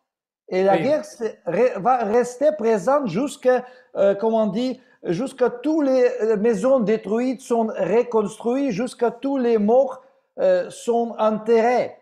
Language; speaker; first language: French; non-native, fluent; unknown